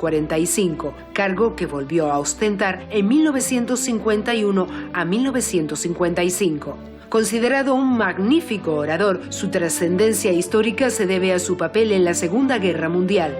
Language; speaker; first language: Spanish; native; Spanish